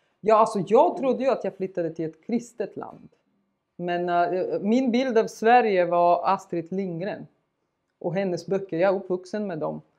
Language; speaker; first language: Swedish; non-native, fluent; Bulgarian